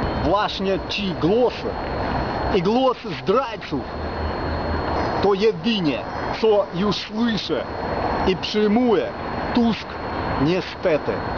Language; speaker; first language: Polish; non-native, fluent; Ukrainian